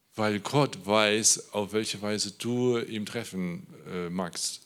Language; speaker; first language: German; non-native, learner; Polish